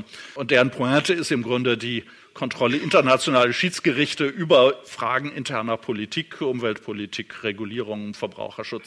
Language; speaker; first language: German; native; German